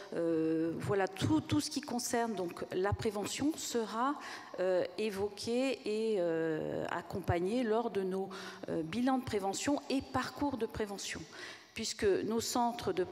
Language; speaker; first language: French; native; French